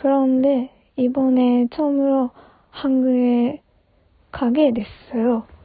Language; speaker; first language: Korean; non-native, learner; Japanese